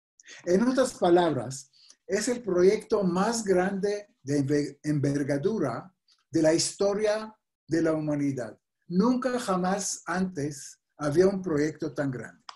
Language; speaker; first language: Spanish; non-native, fluent; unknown